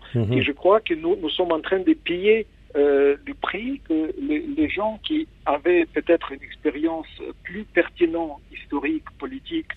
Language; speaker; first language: French; non-native, fluent; Ukrainian